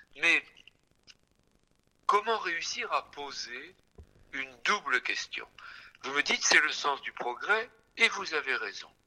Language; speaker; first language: French; native; French